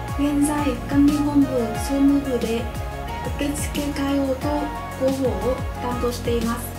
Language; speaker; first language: Japanese; non-native, fluent; Vietnamese